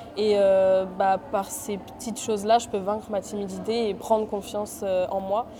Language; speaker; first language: French; native; French